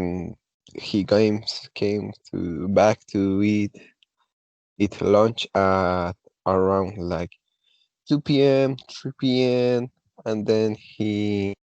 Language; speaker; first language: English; non-native, learner; Spanish